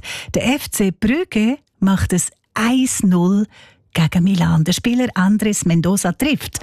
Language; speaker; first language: German; native; German